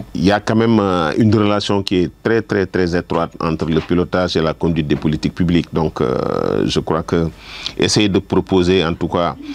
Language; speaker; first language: French; non-native, local second language; Wolof